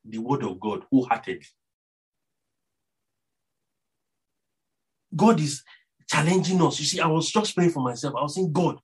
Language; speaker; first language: English; non-native, local second language; Yoruba